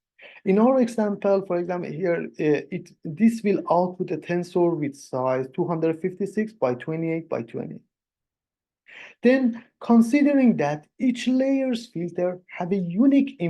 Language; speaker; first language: English; non-native, fluent; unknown